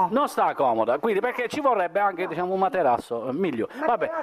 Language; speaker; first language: Italian; native; Italian